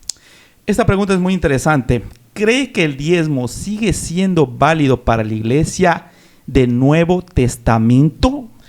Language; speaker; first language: Spanish; native; Spanish